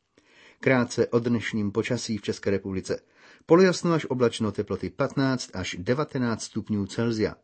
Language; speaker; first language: Czech; native; Czech